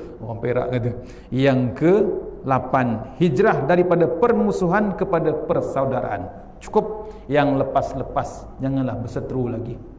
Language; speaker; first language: Malay; native; Malay